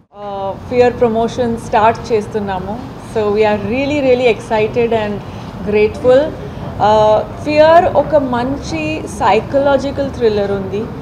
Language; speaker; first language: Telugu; non-native, learner; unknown